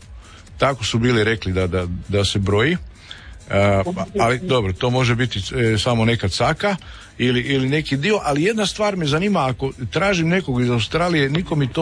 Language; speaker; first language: Serbian; native; Serbian